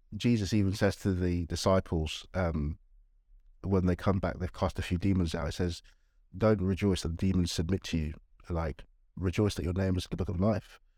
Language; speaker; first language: English; native; English